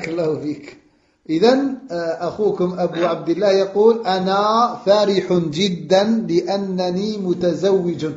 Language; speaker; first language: Arabic; non-native, fluent; French